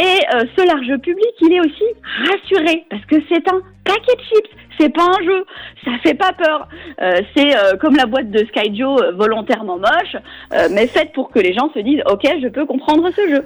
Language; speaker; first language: French; native; French